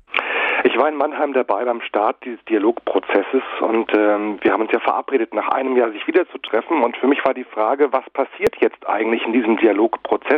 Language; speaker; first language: German; native; German